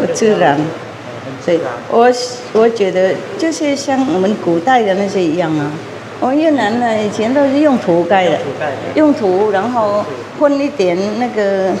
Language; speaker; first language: Chinese; non-native, fluent; Vietnamese